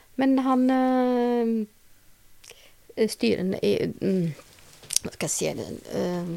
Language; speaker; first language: Norwegian; non-native, learner; Albanian